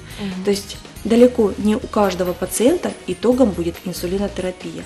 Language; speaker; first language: Russian; native; Russian